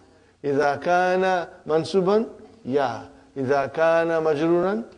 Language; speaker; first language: Arabic; non-native, fluent; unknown